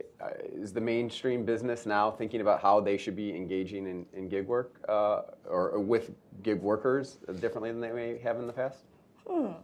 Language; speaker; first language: English; native; English